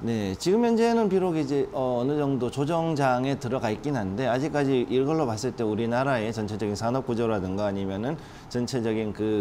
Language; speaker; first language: Korean; native; Korean